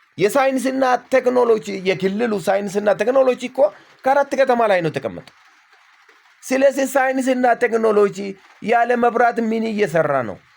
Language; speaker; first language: Amharic; non-native, local second language; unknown